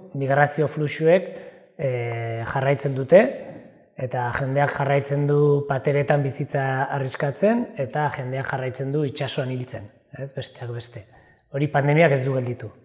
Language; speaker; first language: Basque; native; Basque